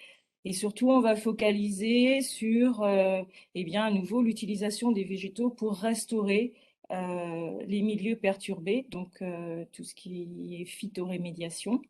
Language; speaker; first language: French; native; French